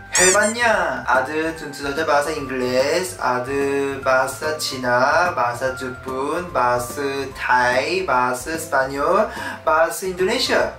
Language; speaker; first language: Malay; non-native, learner; Korean